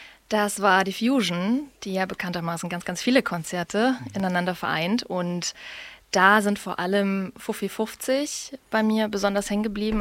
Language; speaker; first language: German; native; German